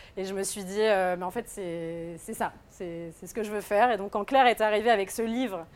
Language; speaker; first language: French; native; French